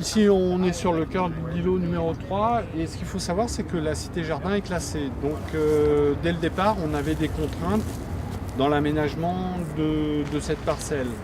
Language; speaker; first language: French; native; French